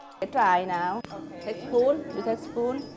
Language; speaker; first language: English; non-native, learner; Thai